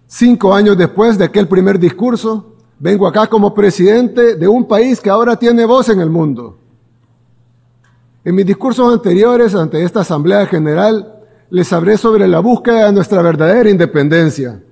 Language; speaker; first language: Spanish; native; Spanish